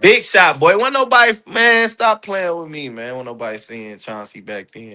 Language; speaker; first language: English; native; English